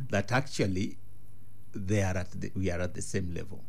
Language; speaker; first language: English; non-native, local second language; Luo (Kenya and Tanzania)